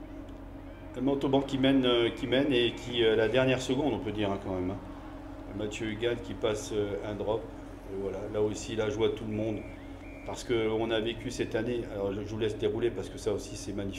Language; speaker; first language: French; native; French